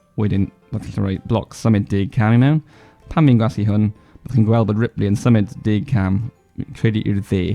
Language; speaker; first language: Welsh; non-native, local second language; English